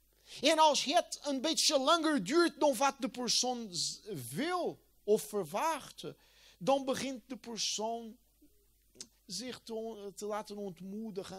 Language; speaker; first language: Dutch; non-native, fluent; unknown